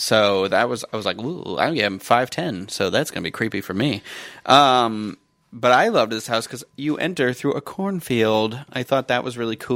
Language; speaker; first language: English; native; English